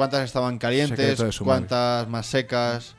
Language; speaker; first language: Spanish; native; Spanish